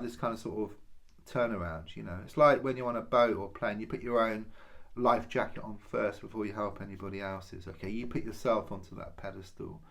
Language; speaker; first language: English; native; English